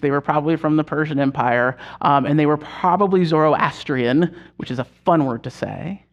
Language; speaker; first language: English; native; English